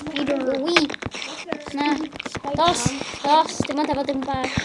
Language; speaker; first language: Welsh; non-native, local second language; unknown